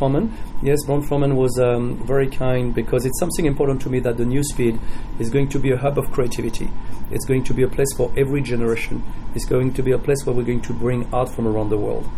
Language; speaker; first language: English; non-native, fluent; French